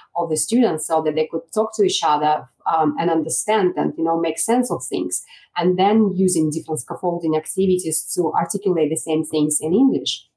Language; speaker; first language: English; non-native, fluent; Russian